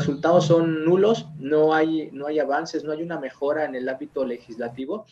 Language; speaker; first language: Spanish; native; Spanish